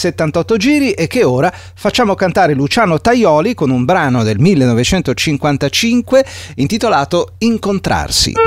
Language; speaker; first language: Italian; native; Italian